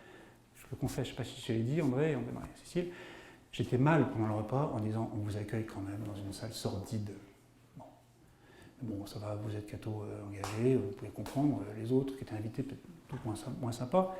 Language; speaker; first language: French; native; French